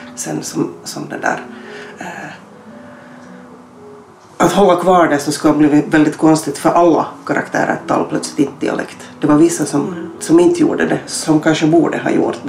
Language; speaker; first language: Swedish; native; Swedish